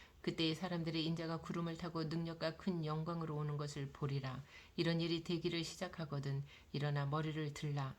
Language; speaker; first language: Korean; native; Korean